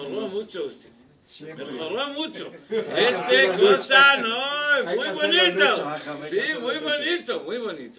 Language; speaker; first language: Spanish; non-native, learner; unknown